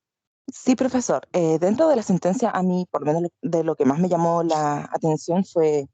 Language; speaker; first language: Spanish; native; Spanish